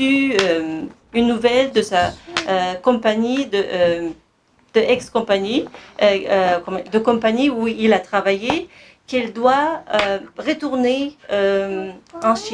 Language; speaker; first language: French; non-native, fluent; Kazakh